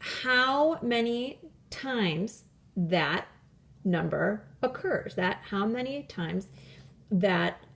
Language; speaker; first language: English; native; English